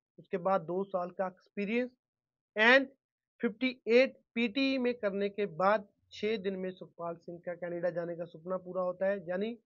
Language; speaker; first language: Hindi; non-native, local second language; Punjabi